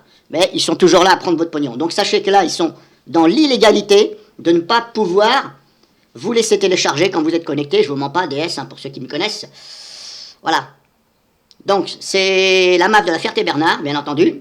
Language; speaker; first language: French; native; French